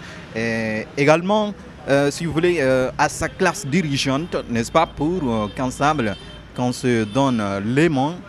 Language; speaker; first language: French; non-native, local second language; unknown